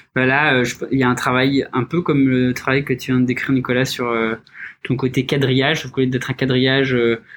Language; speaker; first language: French; native; French